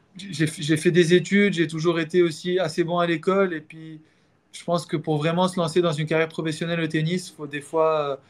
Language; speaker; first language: French; non-native, local second language; Arabic